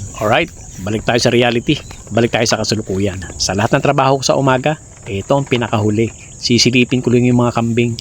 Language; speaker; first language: Filipino; non-native, local second language; Cebuano